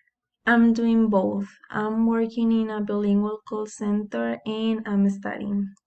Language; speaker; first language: English; non-native, learner; Spanish